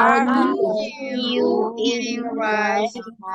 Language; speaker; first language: English; non-native, learner; Indonesian